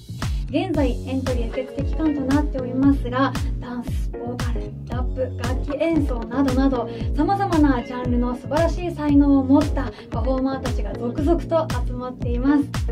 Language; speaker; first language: Japanese; native; Japanese